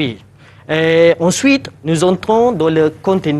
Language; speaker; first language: French; non-native, fluent; Malay